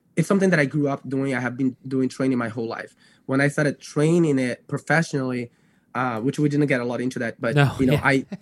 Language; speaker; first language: English; non-native, fluent; Portuguese